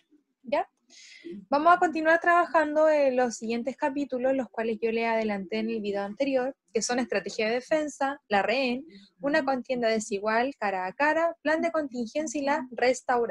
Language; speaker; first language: Spanish; native; Spanish